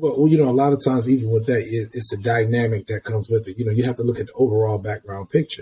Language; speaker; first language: English; native; English